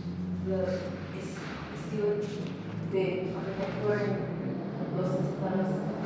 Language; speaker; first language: Spanish; non-native, learner; English